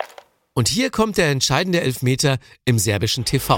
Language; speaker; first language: German; native; German